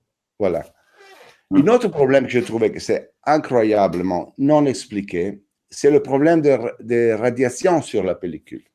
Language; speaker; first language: French; non-native, fluent; Italian